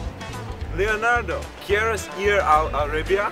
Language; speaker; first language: Spanish; non-native, learner; English